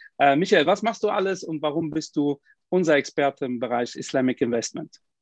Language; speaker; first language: German; early bilingual, other home language; Portuguese